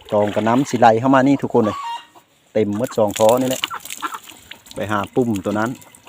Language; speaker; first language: Thai; native; Thai